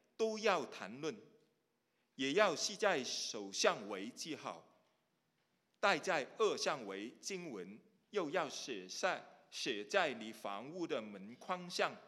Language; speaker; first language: Chinese; non-native, local second language; Cantonese